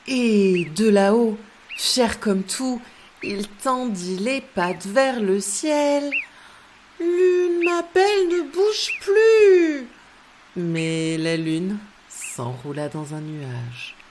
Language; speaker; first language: French; native; French